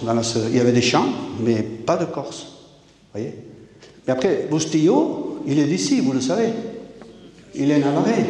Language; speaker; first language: French; native; French